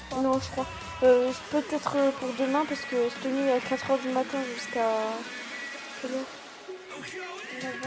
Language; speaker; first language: French; native; French